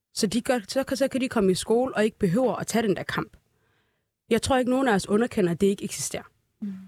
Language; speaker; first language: Danish; early bilingual, other home language; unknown